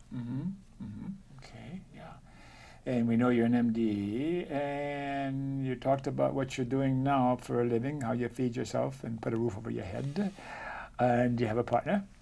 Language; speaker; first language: English; native; English